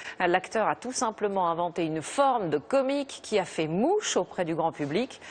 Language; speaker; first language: French; native; French